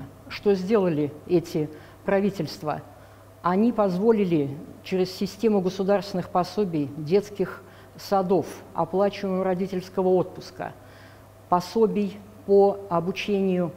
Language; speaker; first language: Russian; native; Russian